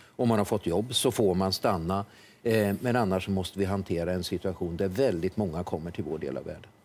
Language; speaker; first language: Swedish; native; Swedish